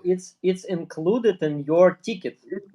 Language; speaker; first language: English; non-native, learner; Russian